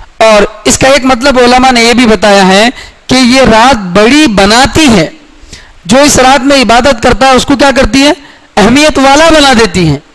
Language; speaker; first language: Urdu; native; Urdu